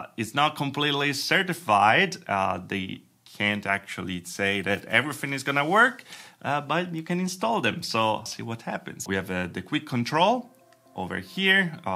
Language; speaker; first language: English; non-native, fluent; Italian